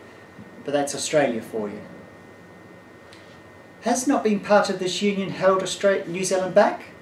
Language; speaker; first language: English; native; English